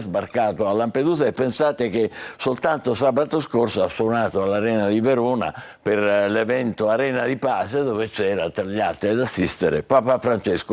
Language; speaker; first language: Italian; native; Italian